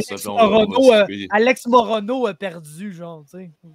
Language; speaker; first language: French; native; French